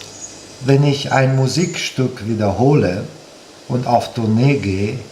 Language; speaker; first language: German; non-native, fluent; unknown